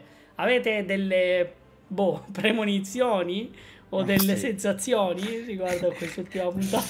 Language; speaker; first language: Italian; native; Italian